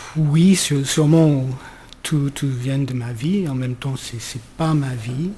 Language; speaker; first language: French; non-native, fluent; English